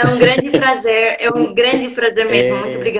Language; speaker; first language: Portuguese; non-native, fluent; Arabic